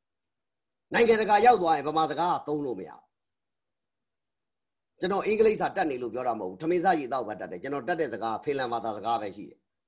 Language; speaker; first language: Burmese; native; Burmese